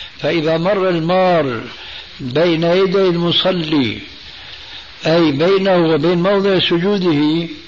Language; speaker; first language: Arabic; early bilingual, other home language; Albanian